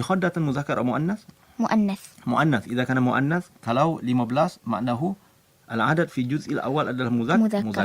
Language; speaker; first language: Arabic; non-native, fluent; Malay